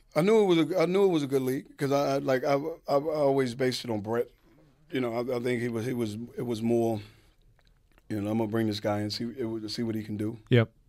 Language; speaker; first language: English; native; English